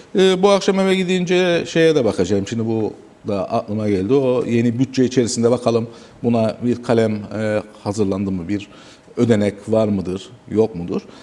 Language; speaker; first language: Turkish; native; Turkish